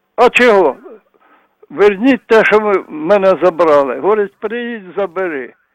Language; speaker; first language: Ukrainian; non-native, local second language; Russian